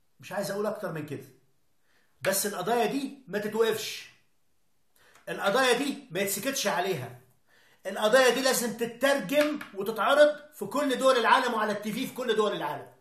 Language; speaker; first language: Arabic; native; Arabic